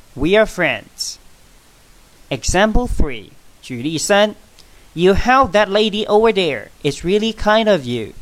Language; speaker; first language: English; non-native, fluent; Chinese